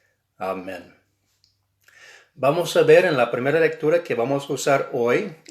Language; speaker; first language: Spanish; non-native, fluent; English